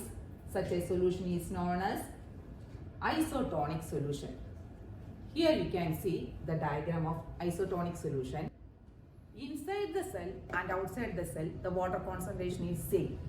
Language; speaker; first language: English; non-native, local second language; Malayalam